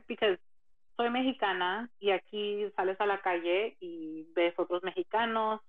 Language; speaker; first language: Spanish; early bilingual, heritage; Spanish